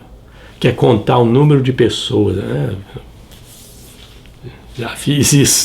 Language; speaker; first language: Portuguese; native; Portuguese